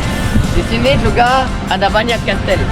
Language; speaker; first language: Indonesian; non-native, learner; French